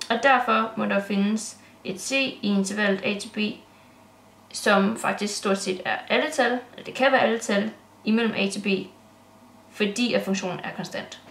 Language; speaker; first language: Danish; native; Danish